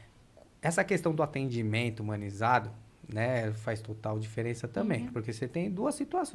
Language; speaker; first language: Portuguese; native; Portuguese